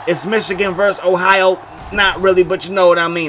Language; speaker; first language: English; native; English